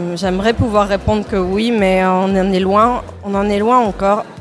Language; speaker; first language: French; native; French